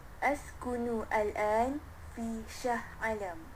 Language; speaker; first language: Arabic; non-native, learner; Malay